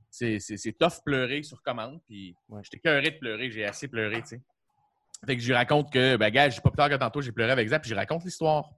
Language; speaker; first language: French; native; French